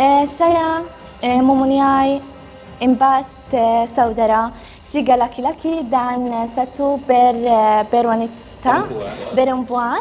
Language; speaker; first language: Indonesian; non-native, learner; Arabic